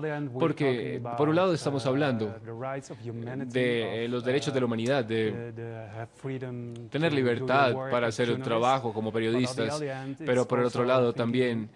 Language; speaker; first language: Spanish; non-native, fluent; Dutch